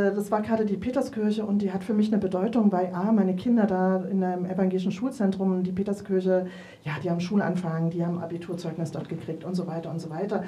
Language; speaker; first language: German; native; German